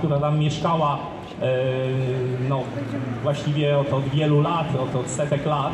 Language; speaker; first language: Polish; native; Polish